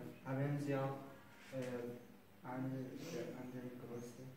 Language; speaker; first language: German; non-native, learner; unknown